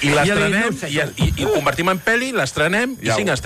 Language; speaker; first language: Catalan; native; Catalan